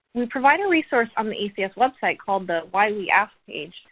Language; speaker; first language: English; native; English